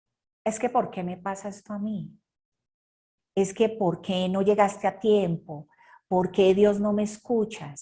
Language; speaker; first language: Spanish; native; Spanish